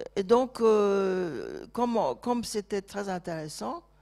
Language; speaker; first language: French; non-native, fluent; Turkish